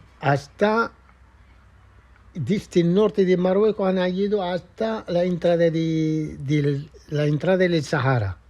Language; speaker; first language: Spanish; non-native, fluent; Arabic